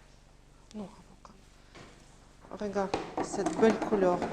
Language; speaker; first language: French; non-native, learner; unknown